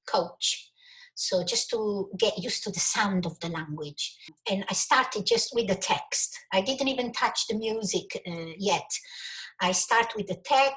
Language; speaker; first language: English; non-native, fluent; Italian